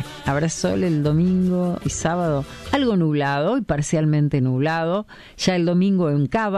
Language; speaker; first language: Spanish; native; Spanish